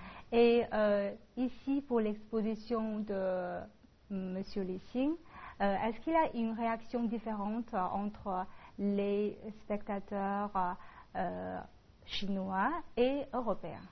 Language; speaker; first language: French; non-native, fluent; Chinese